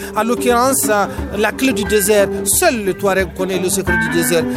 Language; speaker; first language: French; non-native, local second language; Tamasheq